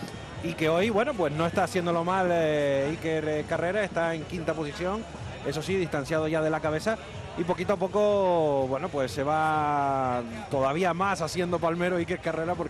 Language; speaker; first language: Spanish; native; Spanish